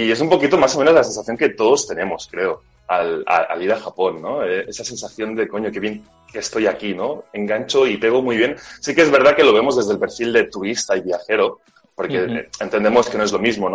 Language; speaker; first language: Spanish; native; Spanish